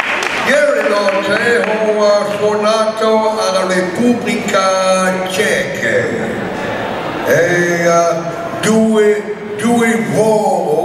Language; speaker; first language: Italian; non-native, learner; English